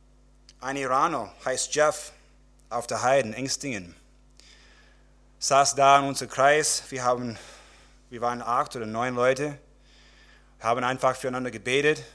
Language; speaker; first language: German; non-native, fluent; English